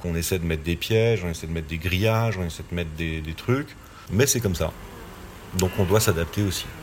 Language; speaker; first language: French; native; French